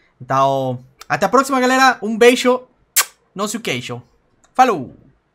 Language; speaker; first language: Portuguese; non-native, fluent; Spanish